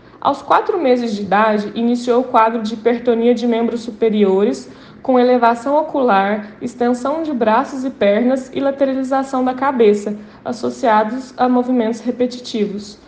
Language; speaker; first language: Portuguese; native; Portuguese